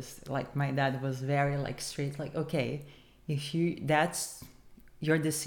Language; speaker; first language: English; non-native, fluent; Portuguese